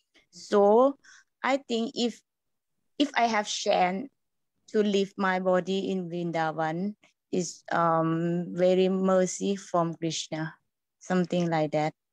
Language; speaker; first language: English; non-native, learner; Thai